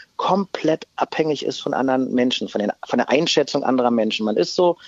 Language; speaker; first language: German; native; German